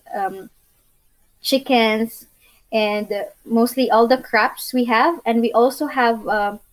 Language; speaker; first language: English; non-native, local second language; Cebuano